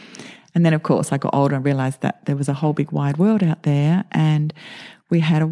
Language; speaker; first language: English; native; English